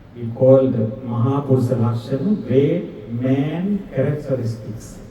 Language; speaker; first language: English; non-native, local second language; Sinhala